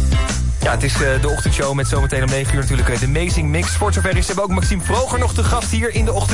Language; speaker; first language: Dutch; native; Dutch